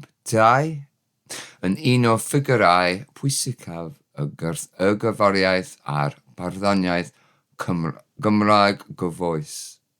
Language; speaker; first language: Welsh; non-native, learner; English